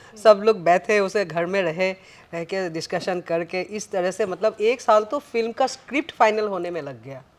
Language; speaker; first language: Hindi; non-native, local second language; Assamese